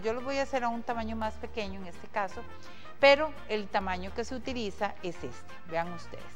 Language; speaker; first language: Spanish; native; Spanish